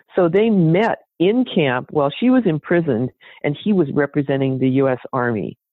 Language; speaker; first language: English; native; English